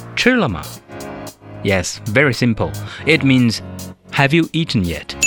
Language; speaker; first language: English; non-native, fluent; Chinese